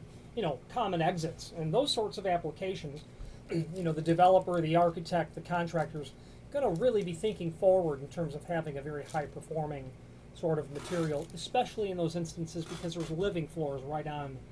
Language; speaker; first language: English; native; English